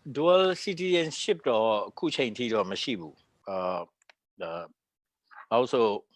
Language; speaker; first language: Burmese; non-native, local second language; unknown